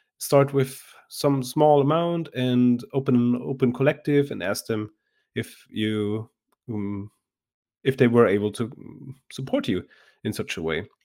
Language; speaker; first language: English; non-native, fluent; German